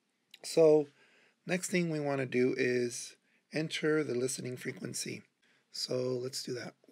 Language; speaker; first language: English; native; English